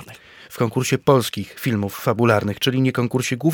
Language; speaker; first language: Polish; native; Polish